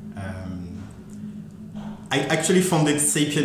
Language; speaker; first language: English; non-native, fluent; French